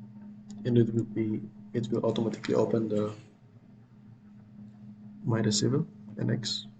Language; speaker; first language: English; non-native, fluent; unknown